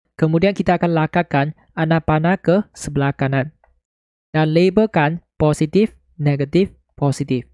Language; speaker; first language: Malay; non-native, local second language; Chinese